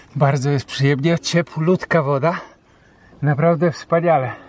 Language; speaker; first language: Polish; native; Polish